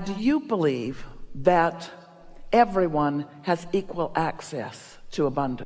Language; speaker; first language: English; native; English